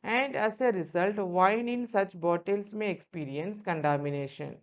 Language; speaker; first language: English; non-native, local second language; Malayalam